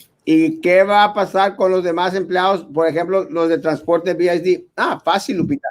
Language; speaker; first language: Spanish; non-native, local second language; English